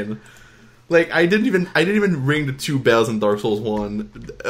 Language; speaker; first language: English; non-native, fluent; French